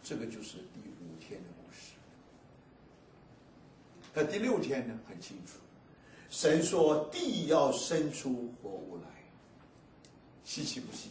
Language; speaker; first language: Chinese; native; Chinese